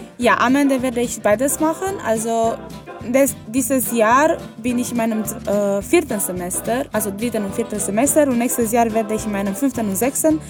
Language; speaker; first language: German; non-native, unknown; Romanian